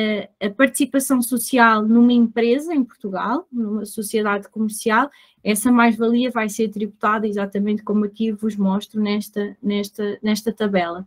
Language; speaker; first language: Portuguese; native; Portuguese